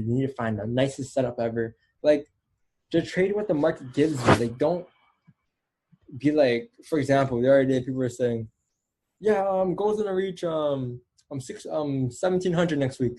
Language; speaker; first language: English; native; English